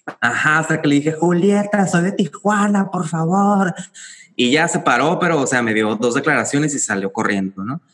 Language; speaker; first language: Spanish; native; Spanish